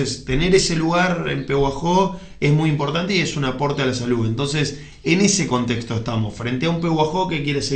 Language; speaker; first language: Spanish; native; Spanish